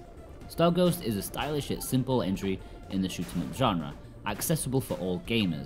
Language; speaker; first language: English; native; English